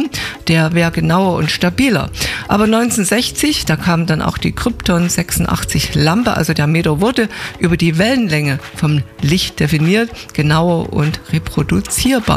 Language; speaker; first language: German; native; German